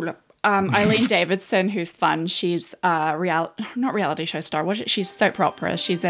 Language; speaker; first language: English; native; English